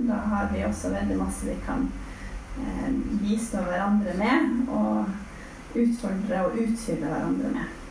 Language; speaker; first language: Norwegian; native; Norwegian